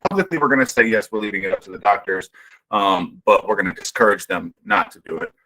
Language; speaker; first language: English; native; English